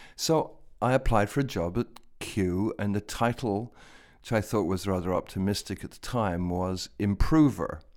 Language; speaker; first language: English; native; English